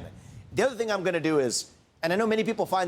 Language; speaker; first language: English; native; English